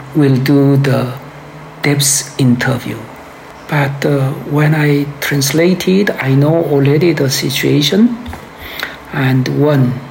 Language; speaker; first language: English; early bilingual, other home language; Korean